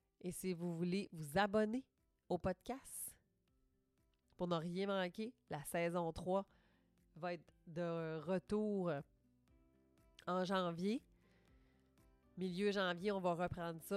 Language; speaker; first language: French; native; French